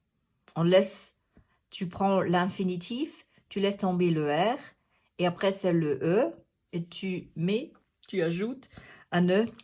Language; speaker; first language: French; non-native, fluent; German